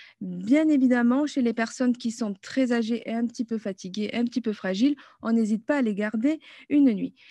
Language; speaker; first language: French; native; French